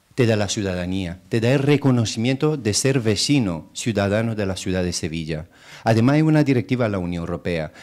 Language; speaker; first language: Spanish; non-native, fluent; Romanian